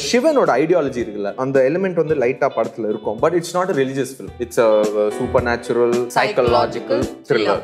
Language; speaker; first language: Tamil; native; Tamil